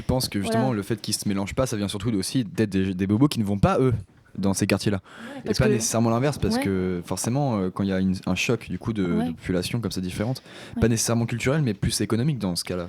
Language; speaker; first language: French; native; French